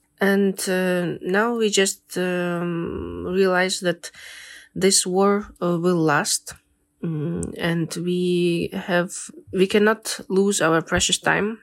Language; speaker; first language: English; non-native, fluent; Ukrainian